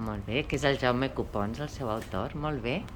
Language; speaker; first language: Catalan; native; Catalan